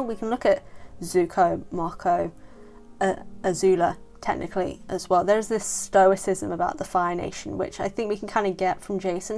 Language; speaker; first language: English; native; English